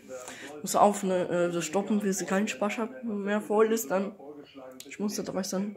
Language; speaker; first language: German; non-native, learner; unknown